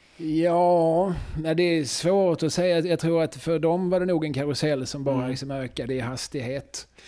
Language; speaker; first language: Swedish; native; Swedish